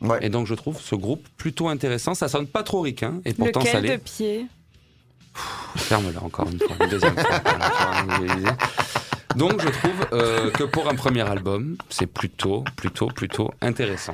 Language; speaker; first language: French; native; French